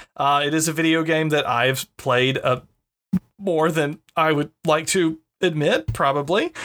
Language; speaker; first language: English; native; English